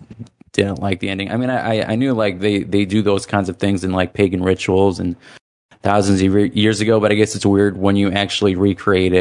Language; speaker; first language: English; native; English